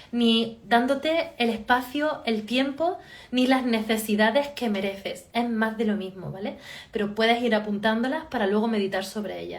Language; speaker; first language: Spanish; native; Spanish